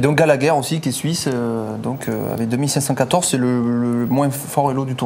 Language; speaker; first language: French; native; French